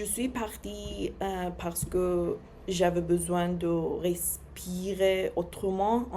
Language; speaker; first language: French; non-native, fluent; Persian